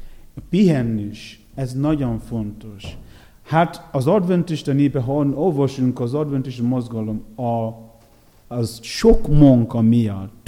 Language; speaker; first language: Hungarian; non-native, fluent; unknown